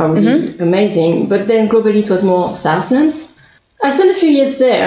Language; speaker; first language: English; non-native, fluent; French